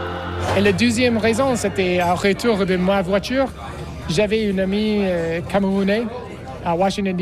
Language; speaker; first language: French; non-native, learner; English